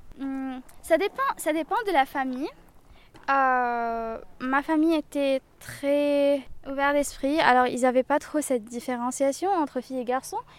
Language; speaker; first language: French; non-native, local second language; Arabic